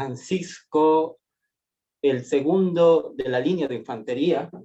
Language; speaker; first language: Spanish; native; Spanish